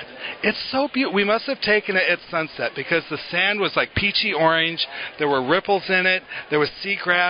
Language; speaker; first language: English; native; English